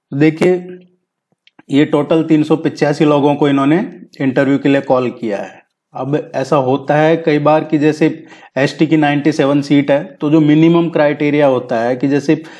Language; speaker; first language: Hindi; native; Hindi